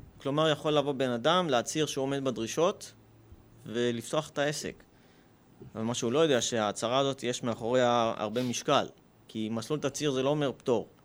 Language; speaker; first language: Hebrew; early bilingual, other home language; Russian